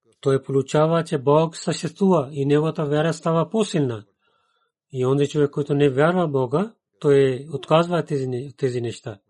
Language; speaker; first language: Bulgarian; non-native, learner; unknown